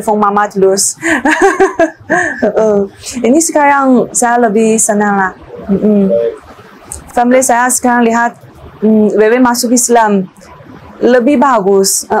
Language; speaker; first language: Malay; non-native, learner; Chinese